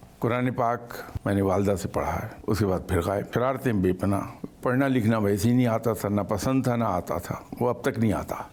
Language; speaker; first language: Urdu; native; Urdu